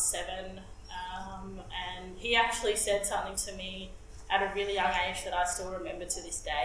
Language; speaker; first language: English; native; English